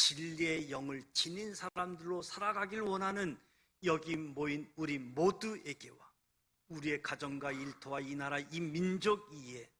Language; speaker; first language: Korean; native; Korean